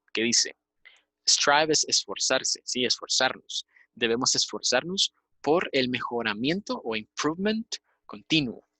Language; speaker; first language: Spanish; native; Spanish